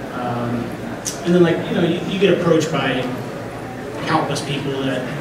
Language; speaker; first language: English; native; English